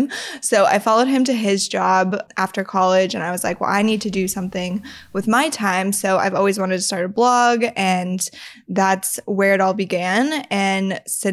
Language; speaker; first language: English; native; English